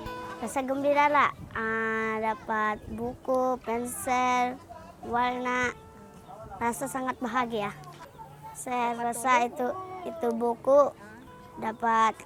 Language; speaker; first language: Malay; non-native, local second language; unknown